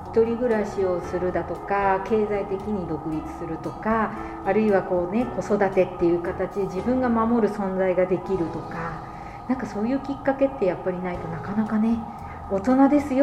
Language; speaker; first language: Japanese; native; Japanese